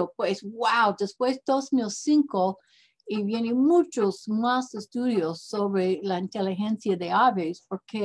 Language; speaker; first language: Spanish; non-native, learner; English